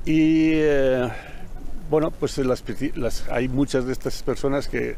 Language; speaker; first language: Spanish; native; Spanish